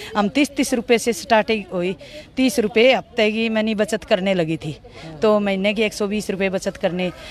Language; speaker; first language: Hindi; native; Hindi